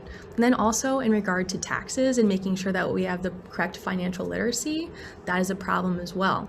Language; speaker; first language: English; native; English